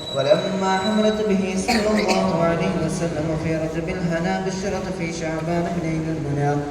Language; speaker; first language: Arabic; non-native, fluent; Malayalam